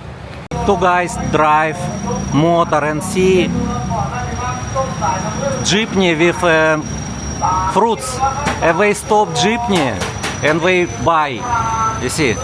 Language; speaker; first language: English; non-native, learner; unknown